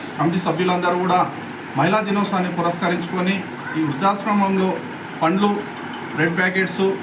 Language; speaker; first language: Telugu; native; Telugu